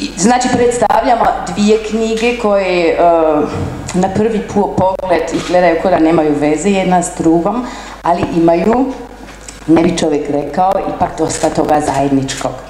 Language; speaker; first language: Croatian; non-native, fluent; German